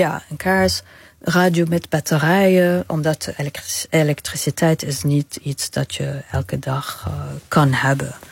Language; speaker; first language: Dutch; non-native, fluent; Arabic